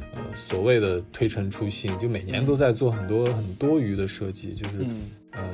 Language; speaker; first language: Chinese; native; Chinese